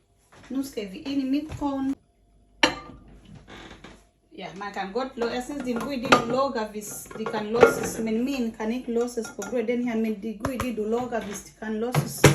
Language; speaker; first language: Danish; non-native, fluent; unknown